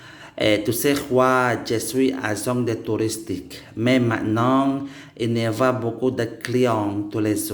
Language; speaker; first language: French; non-native, learner; Indonesian